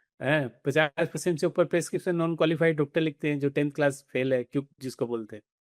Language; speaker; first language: Hindi; native; Hindi